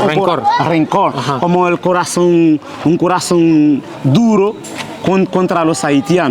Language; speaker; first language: Spanish; early bilingual, heritage; Haitian Creole